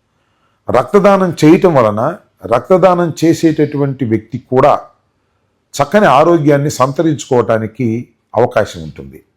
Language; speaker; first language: Telugu; native; Telugu